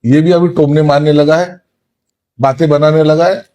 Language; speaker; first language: Hindi; non-native, local second language; Marathi